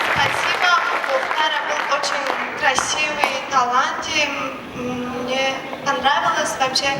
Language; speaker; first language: Russian; non-native, learner; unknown